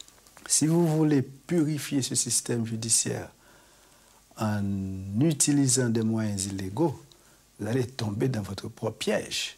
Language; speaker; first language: French; non-native, local second language; Haitian Creole